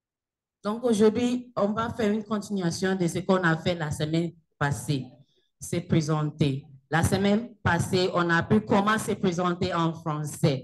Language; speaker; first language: French; non-native, fluent; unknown